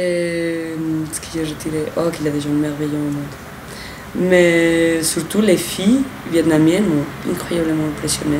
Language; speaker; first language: French; non-native, fluent; Spanish